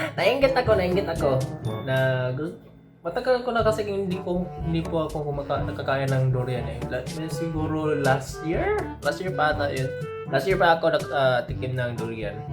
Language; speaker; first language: Filipino; non-native, local second language; Cebuano